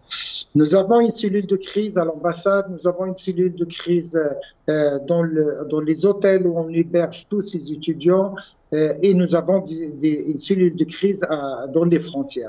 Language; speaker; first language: French; non-native, local second language; Arabic